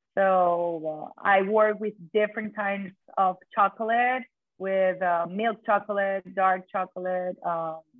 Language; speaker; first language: English; non-native, fluent; Spanish